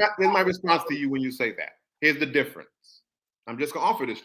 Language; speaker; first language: English; native; English